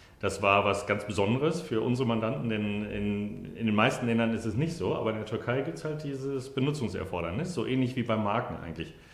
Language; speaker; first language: German; native; German